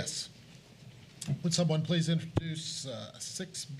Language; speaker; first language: English; native; English